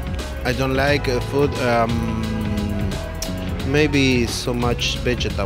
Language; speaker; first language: English; non-native, learner; Spanish